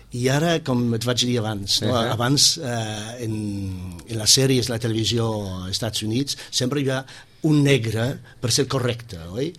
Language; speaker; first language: Catalan; non-native, fluent; English